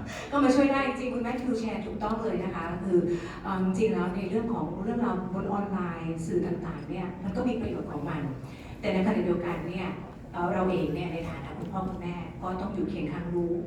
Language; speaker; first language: Thai; native; Thai